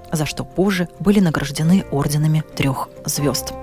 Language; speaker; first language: Russian; native; Russian